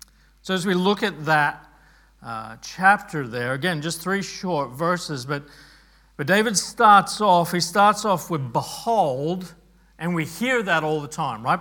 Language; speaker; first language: English; native; English